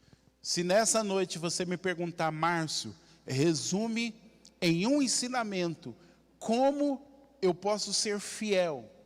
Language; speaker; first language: Portuguese; native; Portuguese